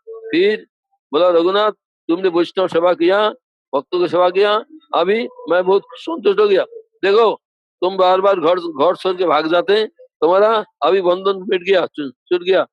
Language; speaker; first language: Hindi; non-native, local second language; Bangla